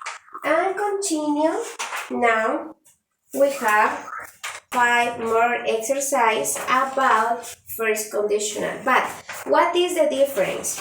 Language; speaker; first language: English; non-native, learner; Spanish